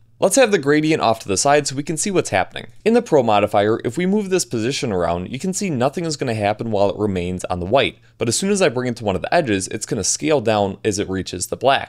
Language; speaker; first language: English; native; English